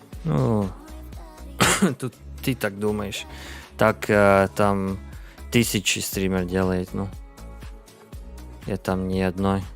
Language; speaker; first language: Russian; non-native, learner; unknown